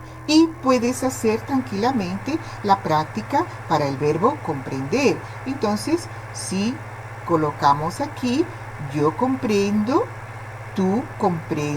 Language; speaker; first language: Spanish; non-native, fluent; Portuguese